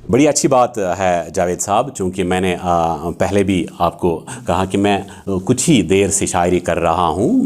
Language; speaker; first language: Urdu; non-native, local second language; Kashmiri